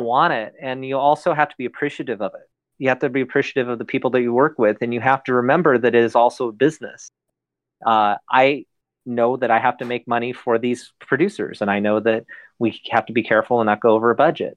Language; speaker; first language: English; native; English